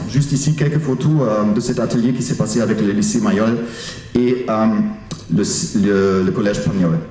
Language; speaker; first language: French; non-native, fluent; German